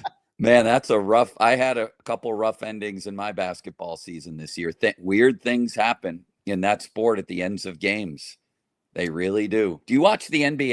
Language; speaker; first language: English; native; English